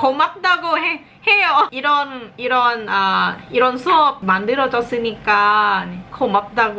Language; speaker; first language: Korean; non-native, learner; Thai